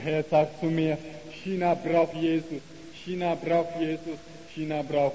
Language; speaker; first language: German; non-native, learner; Chinese